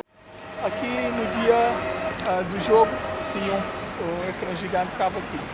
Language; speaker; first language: Portuguese; non-native, local second language; Kabuverdianu